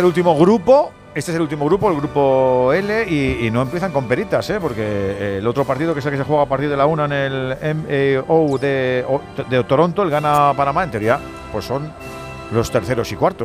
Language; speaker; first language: Spanish; native; Spanish